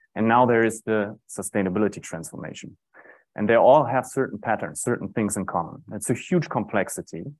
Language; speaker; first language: English; non-native, fluent; German